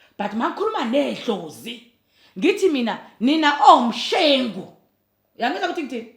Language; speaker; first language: Zulu; native; Zulu